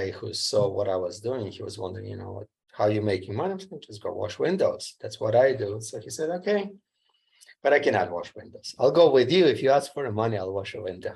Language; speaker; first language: English; non-native, fluent; Ukrainian